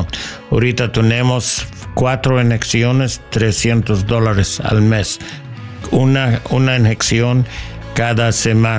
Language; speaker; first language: Spanish; non-native, learner; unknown